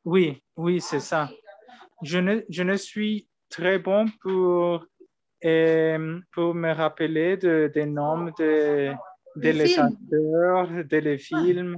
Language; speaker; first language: French; non-native, learner; Spanish